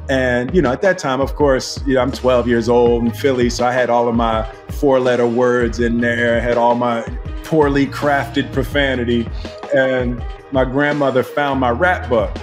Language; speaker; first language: English; native; English